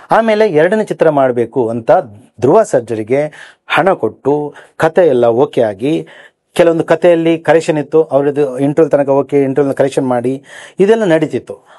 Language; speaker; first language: Kannada; native; Kannada